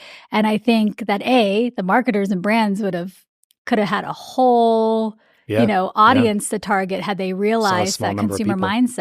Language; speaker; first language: English; early bilingual, other home language; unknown